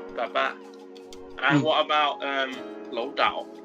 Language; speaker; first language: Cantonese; non-native, learner; English